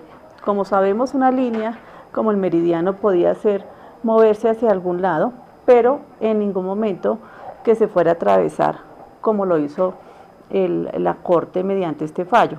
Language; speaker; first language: Spanish; native; Spanish